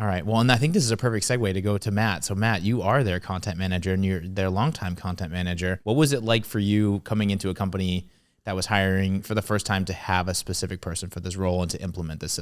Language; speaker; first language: English; native; English